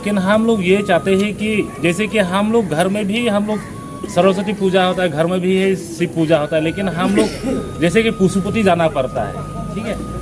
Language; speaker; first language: Hindi; non-native, local second language; Karbi